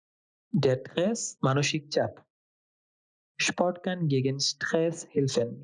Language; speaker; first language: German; non-native, fluent; Bangla